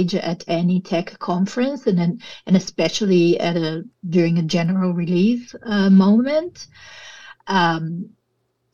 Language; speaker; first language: English; non-native, fluent; Italian